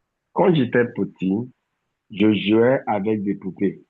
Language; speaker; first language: French; non-native, fluent; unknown